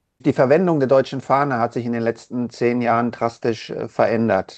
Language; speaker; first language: German; native; German